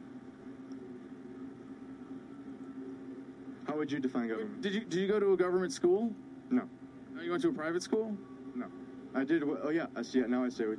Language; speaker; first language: English; native; English